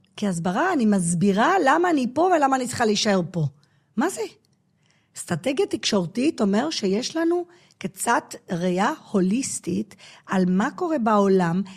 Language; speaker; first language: Hebrew; non-native, fluent; English